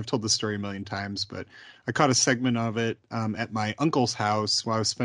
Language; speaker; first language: English; native; English